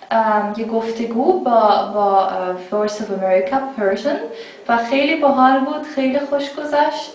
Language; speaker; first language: Persian; non-native, fluent; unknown